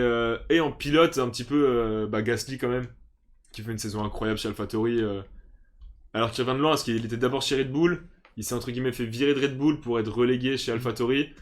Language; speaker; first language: French; native; French